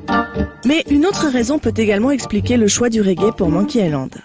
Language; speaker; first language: French; native; French